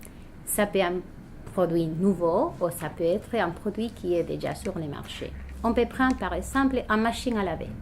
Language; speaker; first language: French; non-native, fluent; Spanish